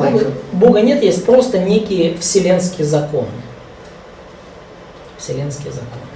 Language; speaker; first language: Russian; native; Russian